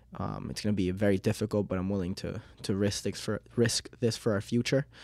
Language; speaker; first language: English; early bilingual, other home language; Spanish